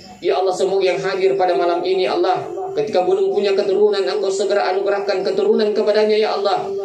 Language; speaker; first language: Indonesian; non-native, local second language; Buginese